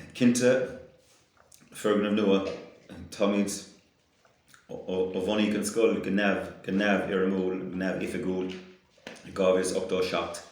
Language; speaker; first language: Irish; non-native, local second language; English